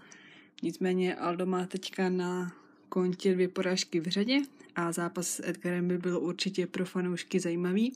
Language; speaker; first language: Czech; native; Czech